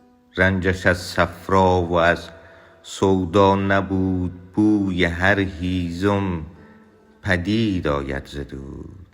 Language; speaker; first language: Persian; native; Persian